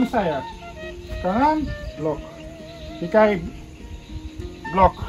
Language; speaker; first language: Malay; non-native, learner; Dutch